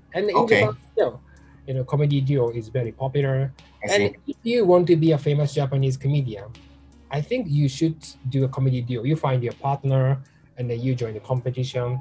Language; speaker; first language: English; non-native, learner; Japanese